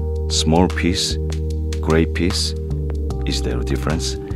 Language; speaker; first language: English; non-native, fluent; Korean